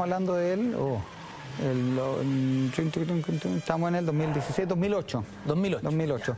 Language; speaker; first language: Spanish; native; Spanish